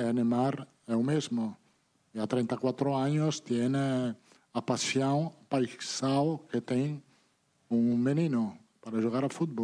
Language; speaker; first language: Portuguese; non-native, learner; Italian